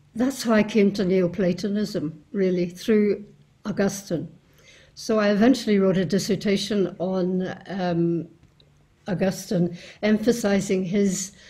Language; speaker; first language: English; native; English